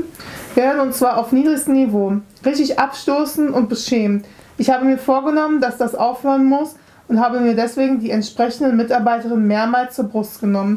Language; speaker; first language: German; native; German